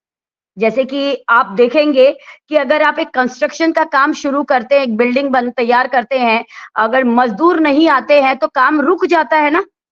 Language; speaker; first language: Hindi; native; Hindi